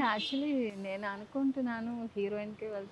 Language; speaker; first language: Telugu; non-native, local second language; Tamil